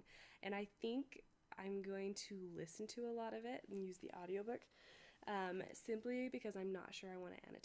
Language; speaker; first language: English; native; English